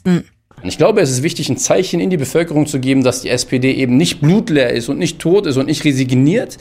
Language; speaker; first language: German; native; German